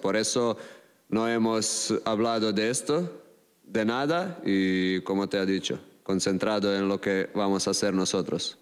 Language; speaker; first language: Spanish; non-native, fluent; Croatian